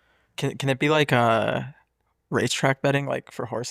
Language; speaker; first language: English; native; English